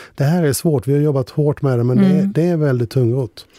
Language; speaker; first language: Swedish; native; Swedish